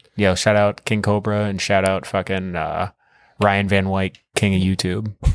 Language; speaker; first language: English; native; English